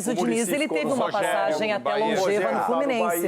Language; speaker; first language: Portuguese; native; Portuguese